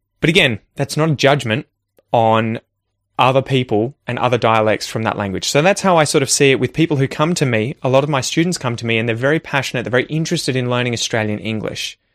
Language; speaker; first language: English; native; English